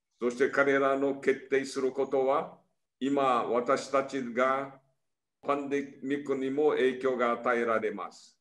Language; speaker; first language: Japanese; early bilingual, heritage; Portuguese